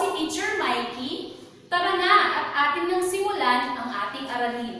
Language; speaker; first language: Filipino; native; Filipino